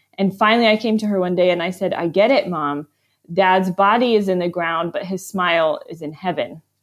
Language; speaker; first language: English; native; English